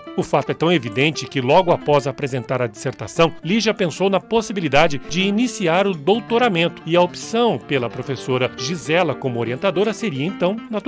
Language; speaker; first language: Portuguese; native; Portuguese